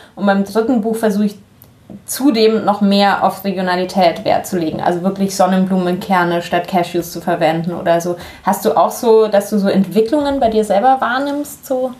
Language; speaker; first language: German; native; German